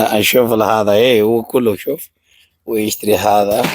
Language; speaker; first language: Arabic; non-native, learner; Urdu